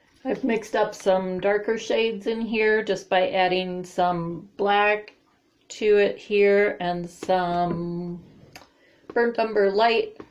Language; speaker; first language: English; native; English